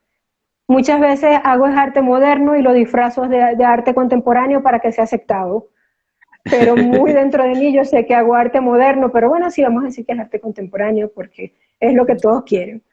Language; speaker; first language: Spanish; native; Spanish